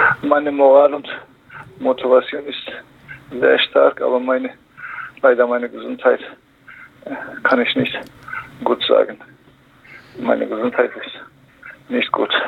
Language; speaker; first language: German; non-native, learner; Kurdish